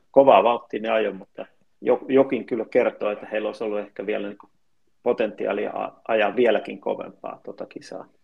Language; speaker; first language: Finnish; native; Finnish